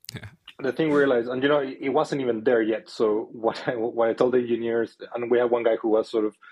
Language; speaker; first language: English; non-native, fluent; Spanish